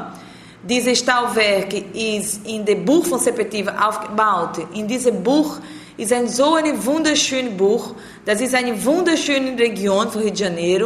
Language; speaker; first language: German; non-native, learner; Portuguese